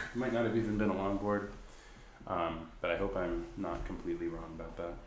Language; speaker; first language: English; native; English